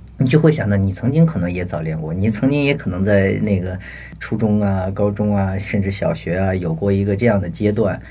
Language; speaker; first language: Chinese; native; Chinese